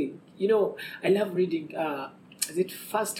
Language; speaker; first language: English; non-native, local second language; Ganda